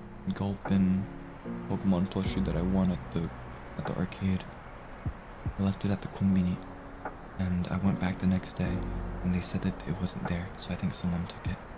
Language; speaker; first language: English; native; English